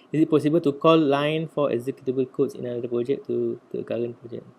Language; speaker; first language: English; non-native, local second language; Malay